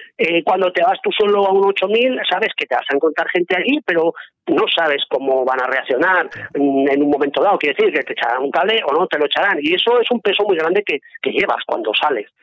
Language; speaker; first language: Spanish; native; Spanish